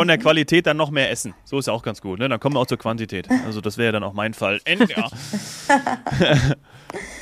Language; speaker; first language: German; native; German